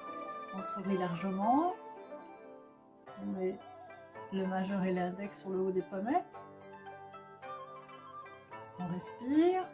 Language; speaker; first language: French; native; French